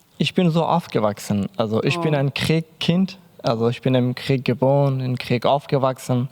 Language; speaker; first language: German; non-native, learner; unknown